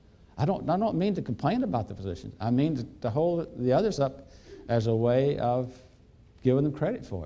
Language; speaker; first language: English; native; English